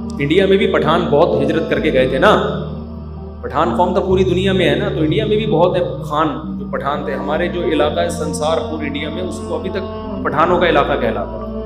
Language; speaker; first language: Urdu; native; Urdu